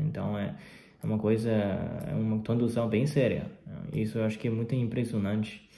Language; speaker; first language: Portuguese; non-native, fluent; Chinese